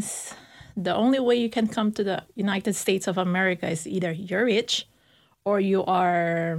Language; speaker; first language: English; non-native, local second language; Filipino